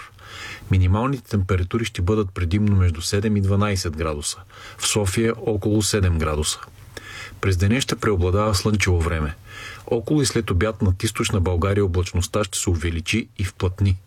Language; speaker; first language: Bulgarian; native; Bulgarian